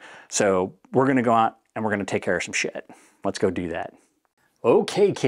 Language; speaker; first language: English; native; English